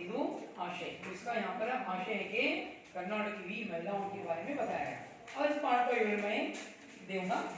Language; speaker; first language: Hindi; non-native, local second language; Kannada